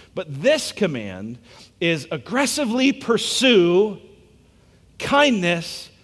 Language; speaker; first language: English; native; English